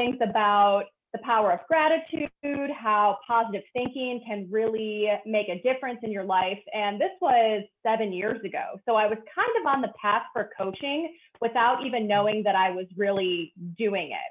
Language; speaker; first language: English; native; English